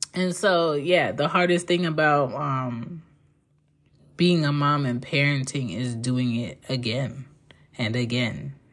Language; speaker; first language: English; native; English